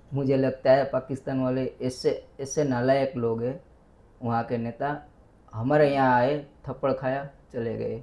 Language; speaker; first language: Hindi; non-native, local second language; Gujarati